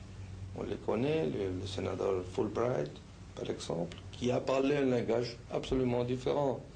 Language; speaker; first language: French; non-native, learner; Spanish